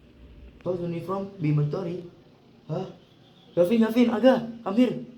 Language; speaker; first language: English; non-native, learner; Indonesian